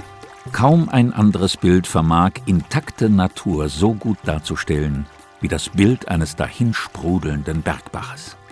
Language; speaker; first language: German; native; German